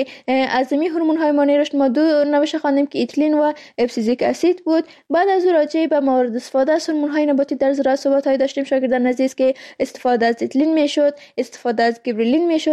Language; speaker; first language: Persian; native; Persian